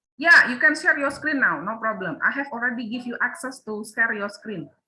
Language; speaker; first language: English; non-native, learner; Indonesian